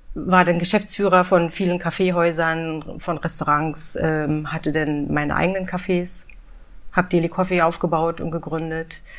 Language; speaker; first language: German; native; German